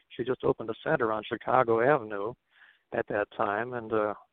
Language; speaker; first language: English; native; English